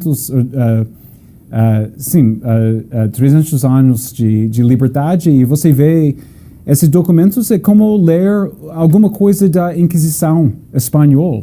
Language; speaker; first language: Portuguese; non-native, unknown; English